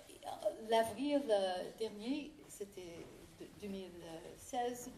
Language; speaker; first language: French; non-native, fluent; English